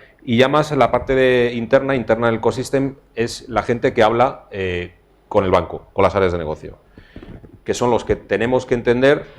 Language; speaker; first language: Spanish; native; Spanish